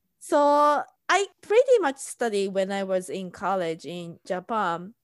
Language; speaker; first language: English; non-native, fluent; Japanese